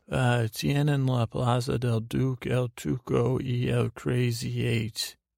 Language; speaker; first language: Spanish; non-native, learner; English